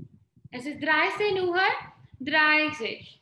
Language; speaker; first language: German; non-native, fluent; Hindi